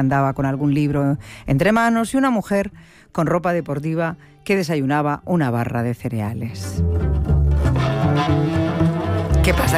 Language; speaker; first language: Spanish; native; Spanish